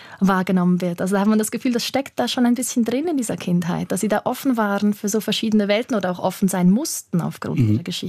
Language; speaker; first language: German; native; German